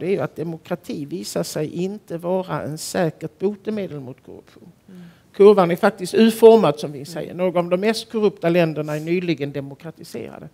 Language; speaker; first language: Swedish; native; Swedish